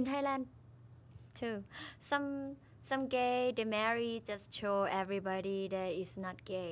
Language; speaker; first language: English; non-native, learner; Thai